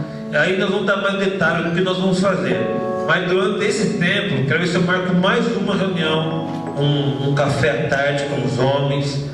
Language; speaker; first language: Portuguese; native; Portuguese